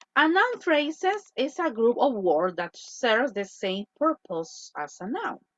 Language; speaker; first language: English; non-native, fluent; Spanish